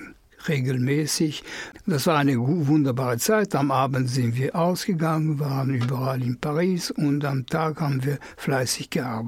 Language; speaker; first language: German; non-native, fluent; French